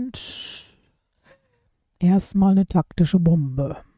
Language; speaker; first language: German; native; German